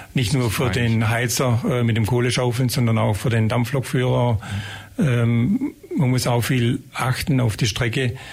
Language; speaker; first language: German; native; German